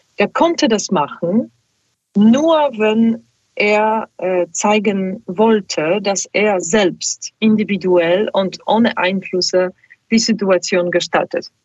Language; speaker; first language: German; non-native, fluent; Polish